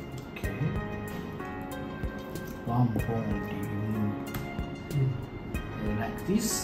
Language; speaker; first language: English; non-native, learner; Japanese